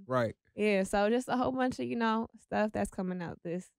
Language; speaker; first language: English; native; English